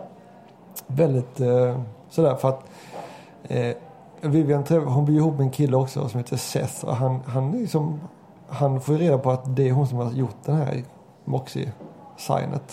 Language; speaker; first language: Swedish; native; Swedish